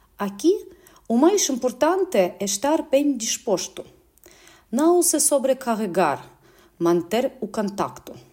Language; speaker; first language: Portuguese; non-native, fluent; Russian